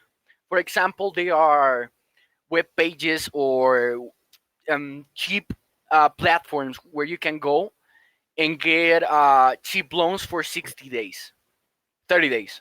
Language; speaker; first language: English; non-native, fluent; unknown